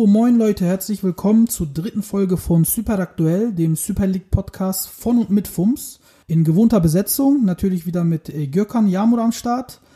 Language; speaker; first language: German; early bilingual, other home language; Turkish